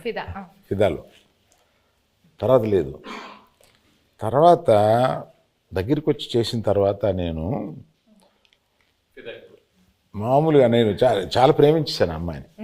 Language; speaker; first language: Telugu; native; Telugu